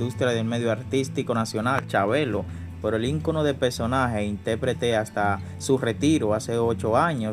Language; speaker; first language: Spanish; native; Spanish